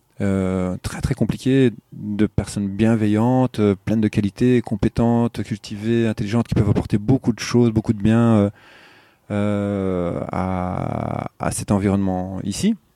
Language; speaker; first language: French; non-native, fluent; Portuguese